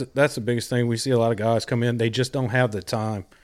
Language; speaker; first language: English; native; English